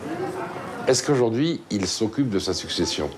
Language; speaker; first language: French; native; French